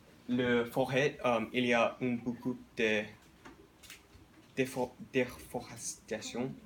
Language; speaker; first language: French; non-native, learner; English